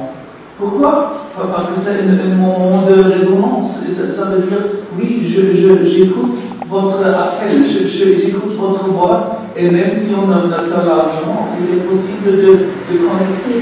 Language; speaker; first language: French; non-native, learner; German